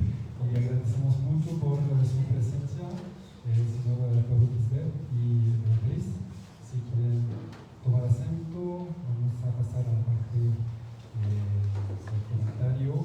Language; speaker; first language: Spanish; non-native, fluent; French